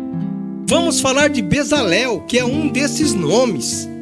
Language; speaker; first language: Portuguese; native; Portuguese